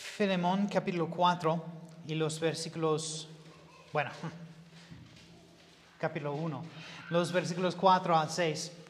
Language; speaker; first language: Spanish; non-native, learner; English